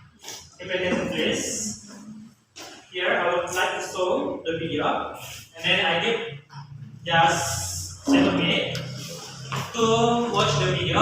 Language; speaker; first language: English; non-native, learner; Indonesian